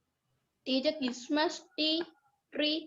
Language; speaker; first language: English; non-native, learner; Sinhala